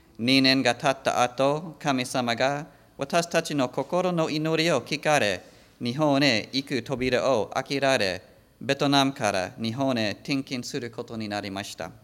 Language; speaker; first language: Japanese; non-native, fluent; English